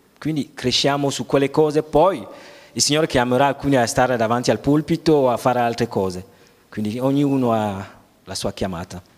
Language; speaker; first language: Italian; non-native, fluent; French